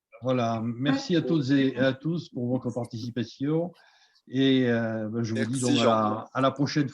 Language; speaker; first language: French; native; French